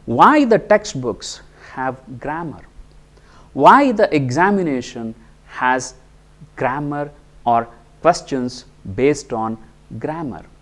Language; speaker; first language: English; non-native, local second language; Kannada